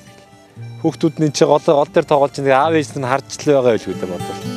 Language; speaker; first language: Mongolian; native; Mongolian